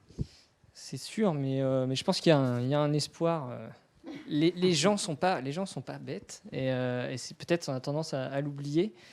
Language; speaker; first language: French; native; French